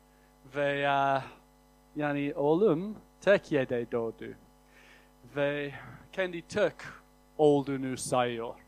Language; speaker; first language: Turkish; non-native, fluent; English